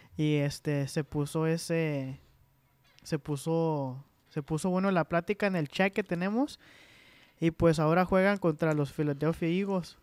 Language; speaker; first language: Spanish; early bilingual, heritage; Spanish